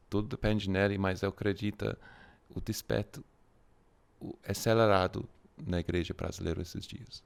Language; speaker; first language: Portuguese; non-native, fluent; English